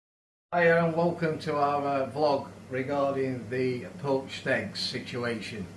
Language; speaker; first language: English; native; English